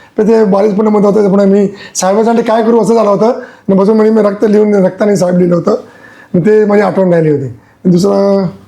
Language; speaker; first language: Marathi; non-native, local second language; Gujarati